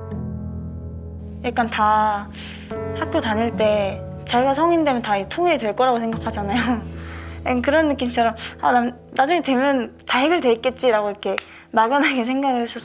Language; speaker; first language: Korean; early bilingual, other home language; Mongolian